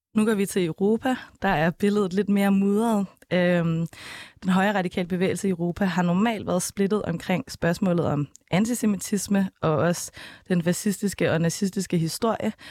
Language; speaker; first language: Danish; native; Danish